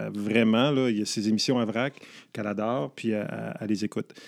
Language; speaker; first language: French; native; French